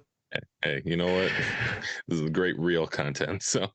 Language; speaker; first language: English; native; English